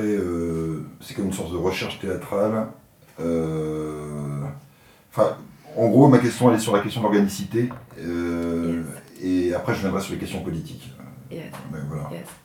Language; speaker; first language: French; native; French